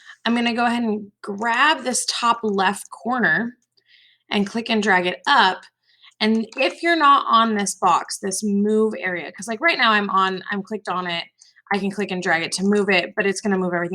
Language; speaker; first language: English; native; English